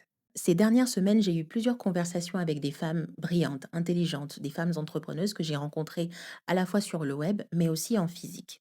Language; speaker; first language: French; native; French